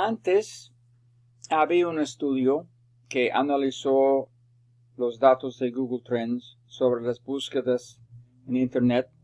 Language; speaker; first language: Spanish; non-native, fluent; English